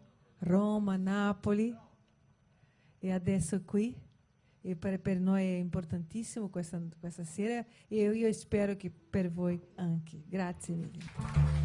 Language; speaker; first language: Italian; non-native, learner; Portuguese